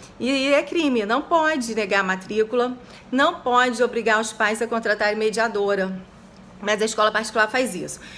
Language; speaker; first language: Portuguese; native; Portuguese